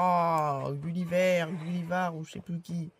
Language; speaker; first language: French; native; French